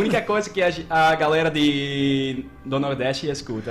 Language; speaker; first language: Portuguese; non-native, learner; Dutch